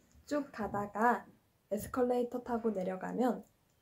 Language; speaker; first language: Korean; non-native, fluent; Chinese